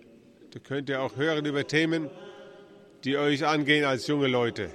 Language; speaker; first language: German; early bilingual, heritage; German